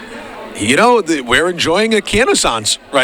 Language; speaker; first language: English; native; English